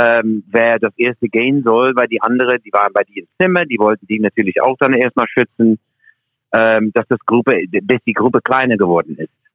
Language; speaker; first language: German; non-native, fluent; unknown